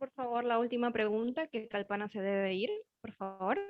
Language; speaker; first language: Spanish; native; Spanish